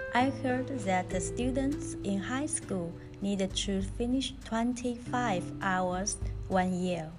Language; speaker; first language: English; non-native, learner; Chinese